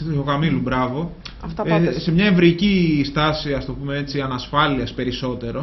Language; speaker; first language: Greek; native; Greek